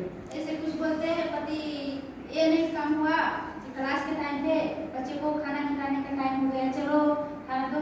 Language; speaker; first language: Hindi; non-native, local second language; Marathi